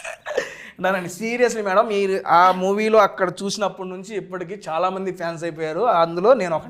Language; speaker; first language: Telugu; native; Telugu